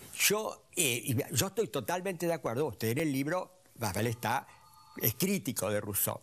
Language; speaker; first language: Spanish; native; Spanish